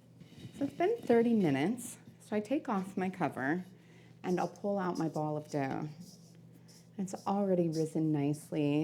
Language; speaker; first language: English; native; English